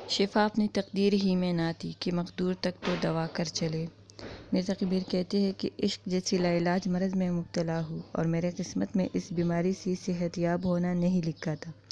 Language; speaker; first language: Urdu; non-native, local second language; Pashto